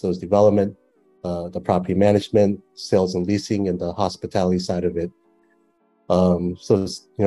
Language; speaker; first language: English; native; English